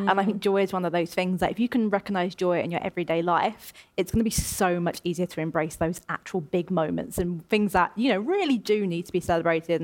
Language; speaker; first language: English; native; English